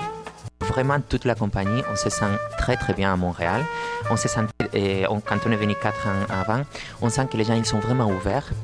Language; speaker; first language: French; non-native, fluent; Spanish